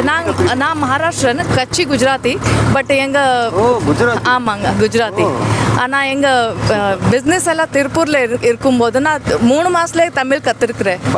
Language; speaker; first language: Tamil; non-native, fluent; Gujarati